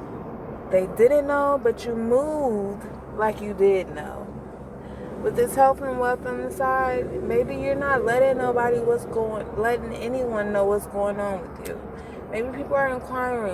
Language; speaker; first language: English; native; English